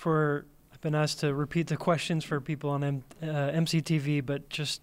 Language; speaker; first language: English; native; English